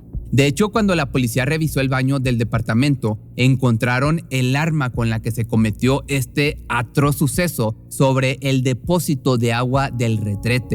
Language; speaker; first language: Spanish; native; Spanish